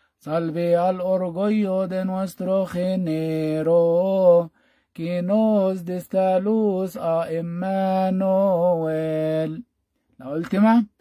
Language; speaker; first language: Spanish; non-native, fluent; Arabic